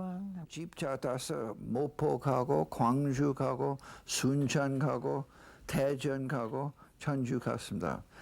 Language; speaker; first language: Korean; non-native, learner; English